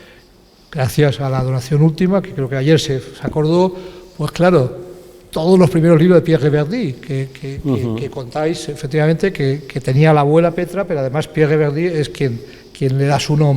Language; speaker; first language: Spanish; native; Spanish